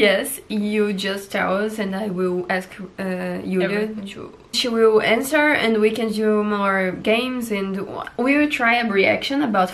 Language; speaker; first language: English; non-native, learner; Portuguese